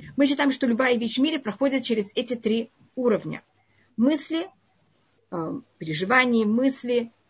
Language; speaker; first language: Russian; early bilingual, heritage; Russian